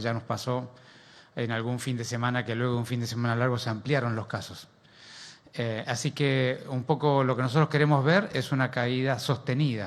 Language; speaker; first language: Spanish; native; Spanish